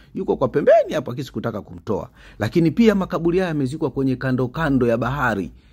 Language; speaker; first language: Swahili; native; Swahili